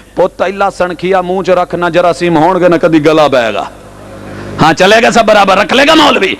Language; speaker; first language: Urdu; non-native, local second language; Punjabi